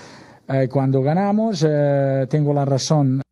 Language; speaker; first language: Portuguese; non-native, learner; Spanish